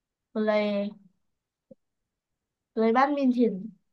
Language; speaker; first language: English; non-native, learner; Vietnamese